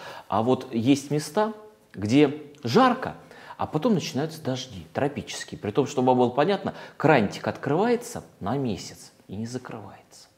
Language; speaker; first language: Russian; native; Russian